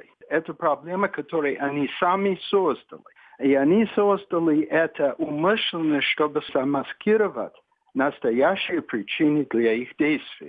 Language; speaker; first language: Russian; non-native, fluent; English